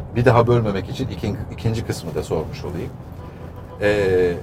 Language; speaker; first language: Turkish; native; Turkish